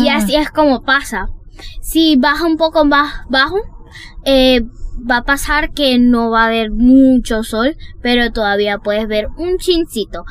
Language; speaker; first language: Spanish; early bilingual, heritage; Spanish